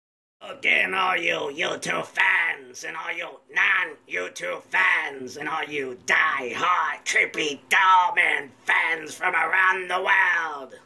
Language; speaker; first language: English; native; English